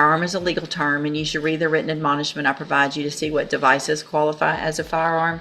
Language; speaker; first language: English; native; English